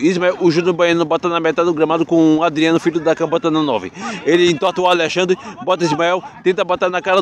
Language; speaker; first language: Portuguese; native; Portuguese